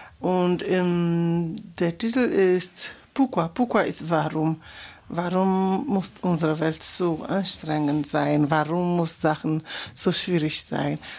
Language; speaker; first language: German; non-native, fluent; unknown